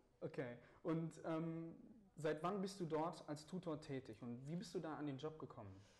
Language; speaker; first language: German; native; German